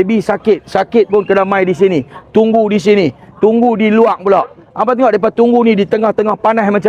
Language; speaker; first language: Malay; native; Malay